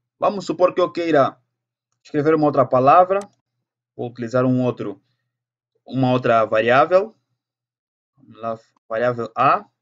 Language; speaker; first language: Portuguese; native; Portuguese